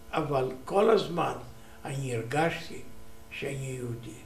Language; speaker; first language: Hebrew; non-native, learner; Romanian